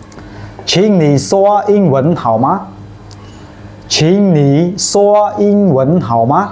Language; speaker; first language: Chinese; non-native, fluent; Khmer